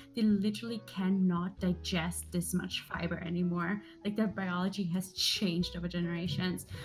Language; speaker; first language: English; early bilingual, other home language; German